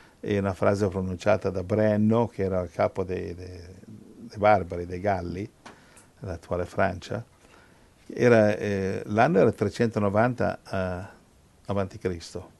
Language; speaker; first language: Italian; non-native, fluent; English